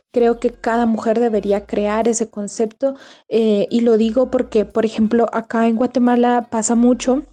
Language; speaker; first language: Spanish; native; Spanish